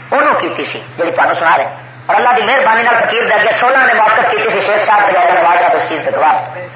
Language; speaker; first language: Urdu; non-native, local second language; Punjabi